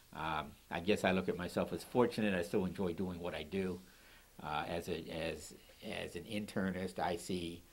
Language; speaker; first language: English; native; English